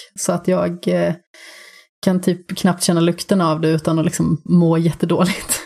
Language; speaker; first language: Swedish; native; Swedish